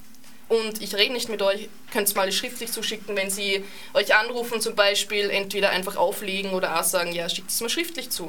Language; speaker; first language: German; native; German